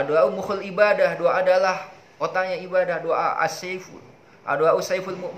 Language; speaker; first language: Indonesian; native; Indonesian